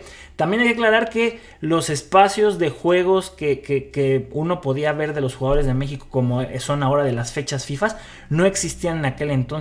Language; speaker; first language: Spanish; native; Spanish